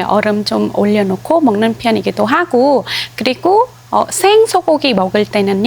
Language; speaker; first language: Korean; non-native, fluent; Khmer